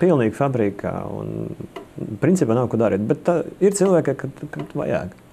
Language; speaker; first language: Latvian; non-native, local second language; Russian